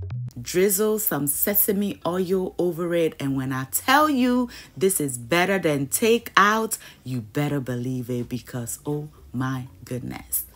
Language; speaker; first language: English; non-native, local second language; Ga